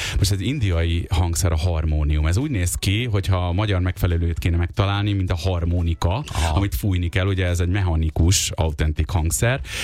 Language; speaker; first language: Hungarian; early bilingual, other home language; Urdu